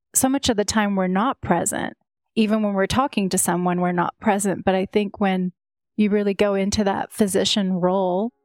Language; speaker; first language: English; native; English